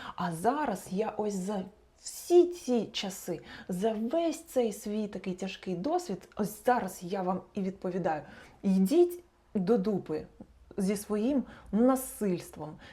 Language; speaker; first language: Ukrainian; non-native, local second language; Russian